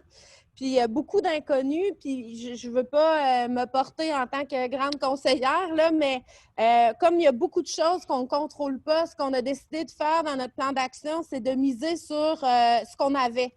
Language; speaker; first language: French; native; French